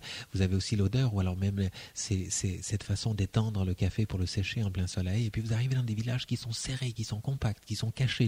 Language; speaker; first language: French; native; French